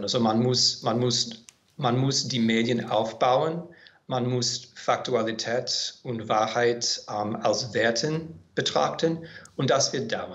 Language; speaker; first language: German; non-native, fluent; English